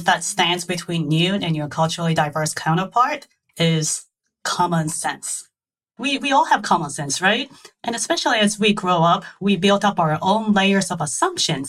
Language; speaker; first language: English; non-native, fluent; Japanese